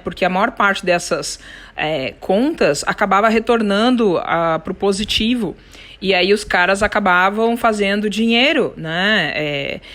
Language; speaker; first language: Portuguese; native; Portuguese